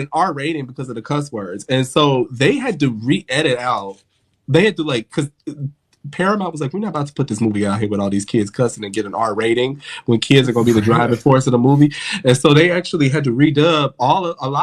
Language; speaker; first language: English; native; English